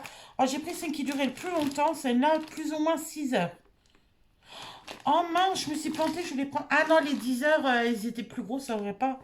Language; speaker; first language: French; native; French